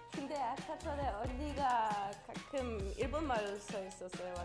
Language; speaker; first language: Korean; non-native, fluent; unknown